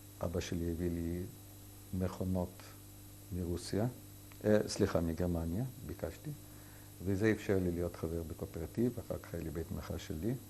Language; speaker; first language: Hebrew; non-native, fluent; Yiddish